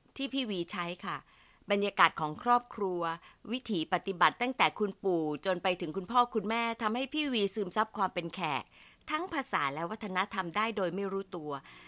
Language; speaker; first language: Thai; native; Thai